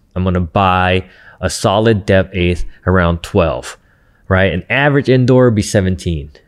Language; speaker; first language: English; native; English